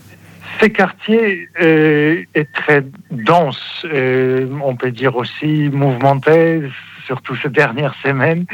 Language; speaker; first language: French; non-native, fluent; Polish